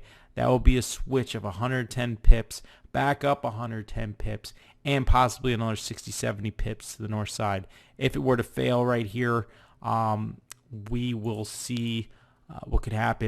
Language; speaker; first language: English; native; English